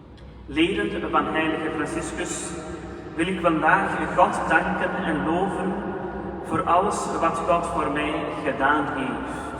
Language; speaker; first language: Dutch; non-native, fluent; Urdu